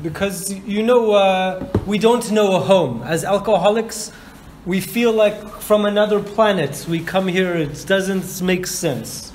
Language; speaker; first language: English; native; English